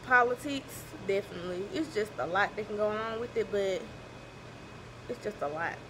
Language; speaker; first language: English; native; English